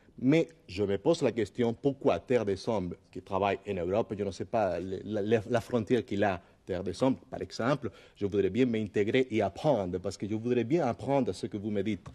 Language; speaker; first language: French; non-native, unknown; Spanish